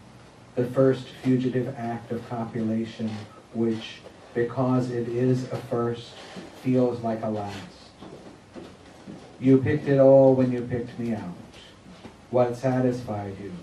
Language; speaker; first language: English; native; English